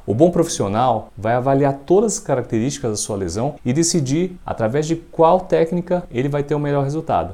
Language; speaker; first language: Portuguese; native; Portuguese